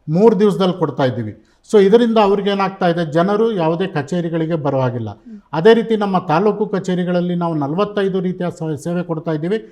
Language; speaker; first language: Kannada; non-native, local second language; Urdu